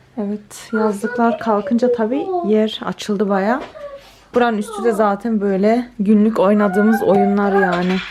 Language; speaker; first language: Turkish; early bilingual, heritage; Turkish